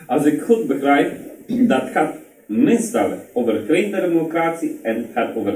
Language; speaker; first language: Dutch; non-native, learner; Polish